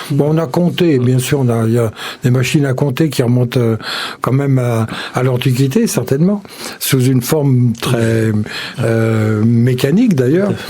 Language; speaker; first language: French; native; French